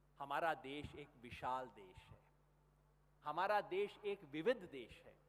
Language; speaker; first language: Hindi; native; Hindi